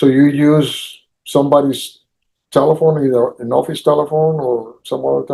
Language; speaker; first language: English; native; English